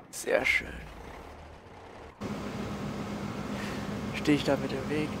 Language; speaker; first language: German; native; German